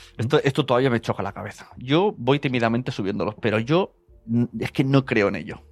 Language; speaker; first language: Spanish; native; Spanish